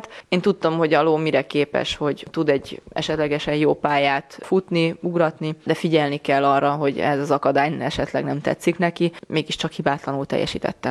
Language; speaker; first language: Hungarian; native; Hungarian